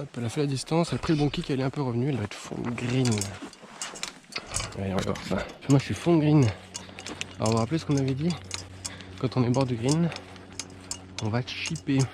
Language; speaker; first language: French; native; French